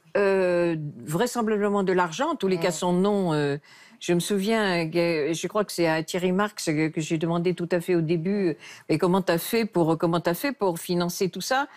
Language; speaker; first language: French; native; French